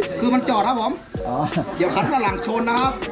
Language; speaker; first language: Thai; native; Thai